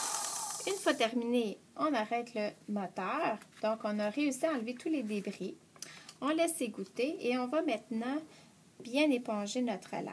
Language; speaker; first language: French; native; French